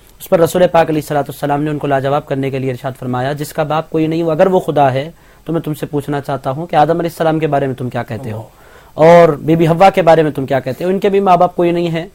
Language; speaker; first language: Urdu; native; Urdu